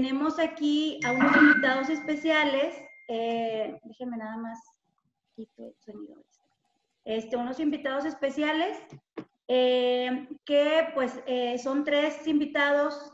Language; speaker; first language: Spanish; native; Spanish